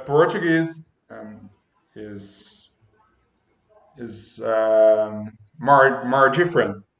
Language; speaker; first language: English; non-native, learner; Portuguese